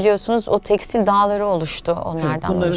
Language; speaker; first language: Turkish; native; Turkish